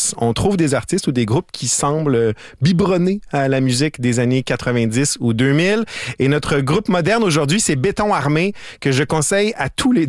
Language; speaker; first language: French; native; French